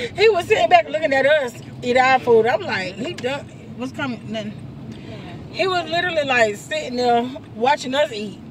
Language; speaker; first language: English; native; English